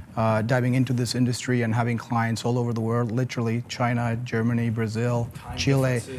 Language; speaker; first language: English; non-native, fluent; Spanish